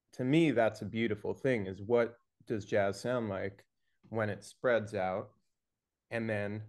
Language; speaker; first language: English; native; English